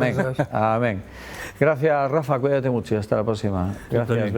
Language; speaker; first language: Spanish; native; Spanish